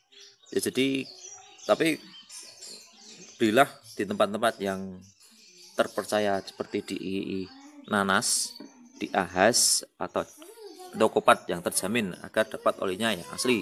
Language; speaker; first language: Indonesian; native; Indonesian